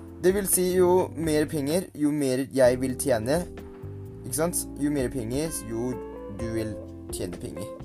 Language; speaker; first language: Norwegian; non-native, learner; Thai